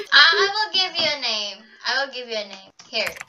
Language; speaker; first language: English; non-native, learner; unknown